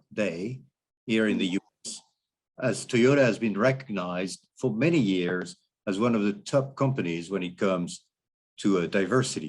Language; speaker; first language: English; non-native, fluent; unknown